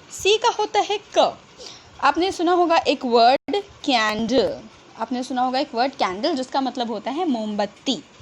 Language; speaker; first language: Hindi; native; Hindi